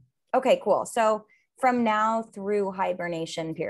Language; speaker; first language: English; native; English